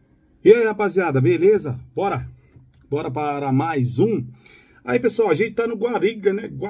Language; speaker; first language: Portuguese; native; Portuguese